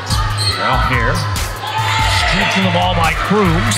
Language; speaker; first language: English; native; English